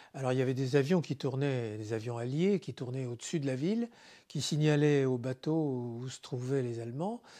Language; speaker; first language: French; native; French